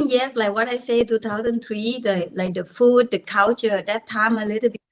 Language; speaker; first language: English; non-native, learner; Thai